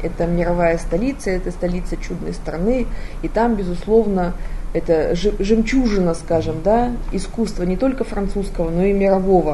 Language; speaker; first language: Russian; native; Russian